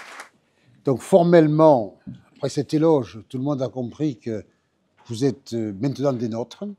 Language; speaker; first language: French; native; French